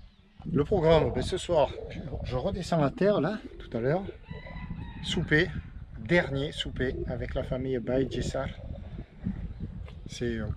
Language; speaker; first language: French; native; French